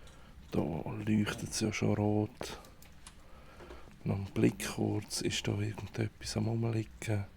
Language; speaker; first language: German; native; German